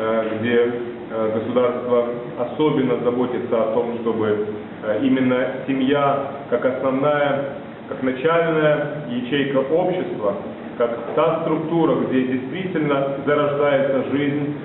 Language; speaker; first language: Russian; native; Russian